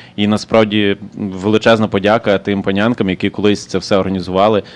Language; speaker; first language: Ukrainian; native; Ukrainian